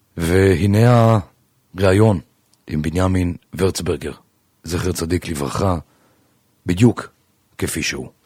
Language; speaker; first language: Hebrew; native; Hebrew